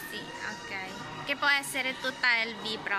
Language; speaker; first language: Italian; non-native, learner; Filipino